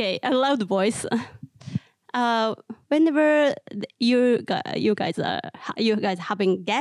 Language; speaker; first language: English; non-native, learner; Japanese